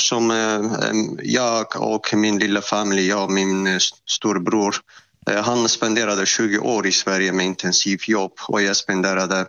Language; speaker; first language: Swedish; non-native, fluent; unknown